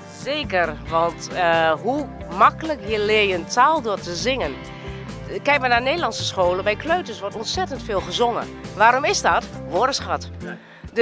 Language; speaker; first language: Dutch; native; Dutch